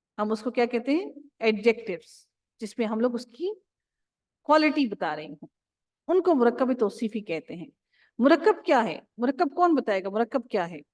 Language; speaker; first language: Urdu; native; Urdu